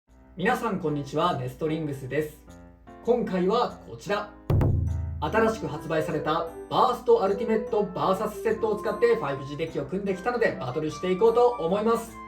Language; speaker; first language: Japanese; native; Japanese